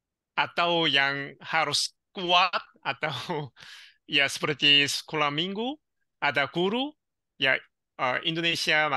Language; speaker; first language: Indonesian; non-native, learner; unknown